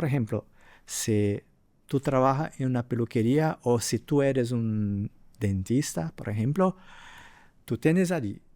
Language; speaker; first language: Spanish; non-native, fluent; Portuguese